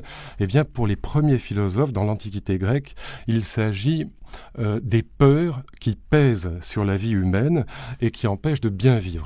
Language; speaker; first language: French; native; French